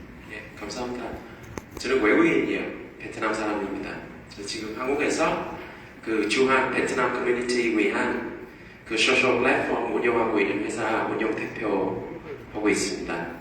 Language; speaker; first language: Korean; non-native, fluent; Vietnamese